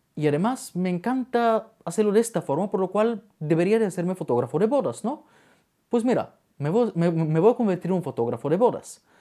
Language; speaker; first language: Spanish; non-native, fluent; Bulgarian